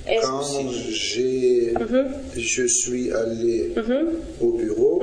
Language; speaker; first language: French; non-native, learner; Russian